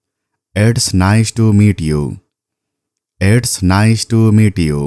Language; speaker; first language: English; non-native, fluent; Nepali